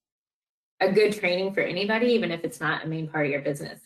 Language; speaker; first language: English; native; English